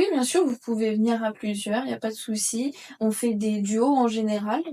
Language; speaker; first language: French; native; French